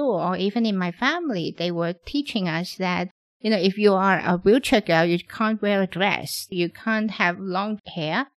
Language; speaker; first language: English; non-native, local second language; Cantonese